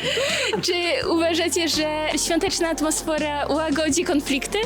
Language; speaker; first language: Polish; native; Polish